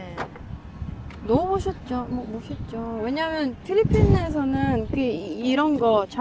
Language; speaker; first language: Korean; non-native, fluent; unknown